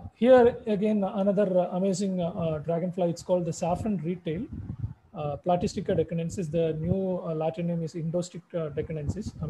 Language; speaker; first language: English; non-native, local second language; Malayalam